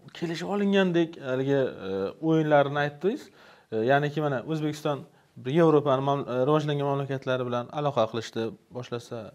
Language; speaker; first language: Uzbek; native; Uzbek